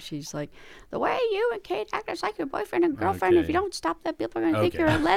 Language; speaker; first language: English; native; English